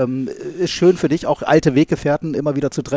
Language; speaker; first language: German; native; German